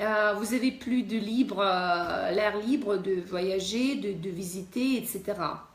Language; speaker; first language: French; non-native, fluent; Russian